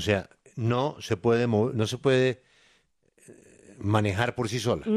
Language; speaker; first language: Spanish; native; Spanish